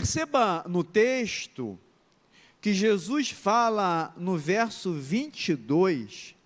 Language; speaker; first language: Portuguese; native; Portuguese